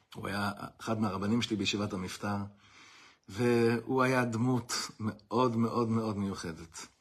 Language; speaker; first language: Hebrew; non-native, fluent; English